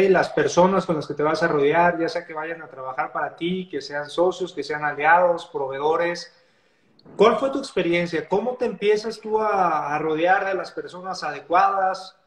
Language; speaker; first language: Spanish; native; Spanish